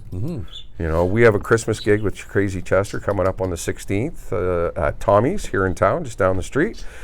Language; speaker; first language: English; native; English